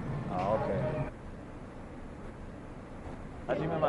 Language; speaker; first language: Japanese; non-native, learner; English